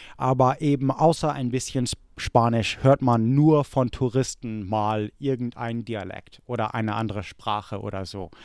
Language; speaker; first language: German; early bilingual, other home language; English